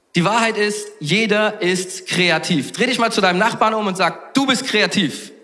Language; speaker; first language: German; native; German